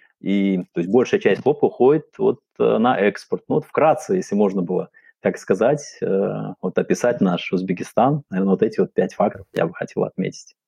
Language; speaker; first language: Russian; non-native, local second language; Uzbek